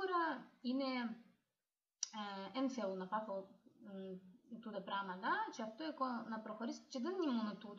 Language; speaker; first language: Greek; non-native, learner; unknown